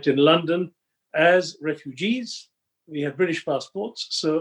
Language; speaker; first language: English; non-native, local second language; Sindhi